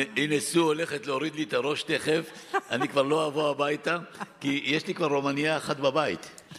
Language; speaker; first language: Hebrew; early bilingual, other home language; Arabic